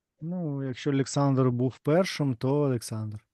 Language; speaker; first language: Ukrainian; non-native, learner; Russian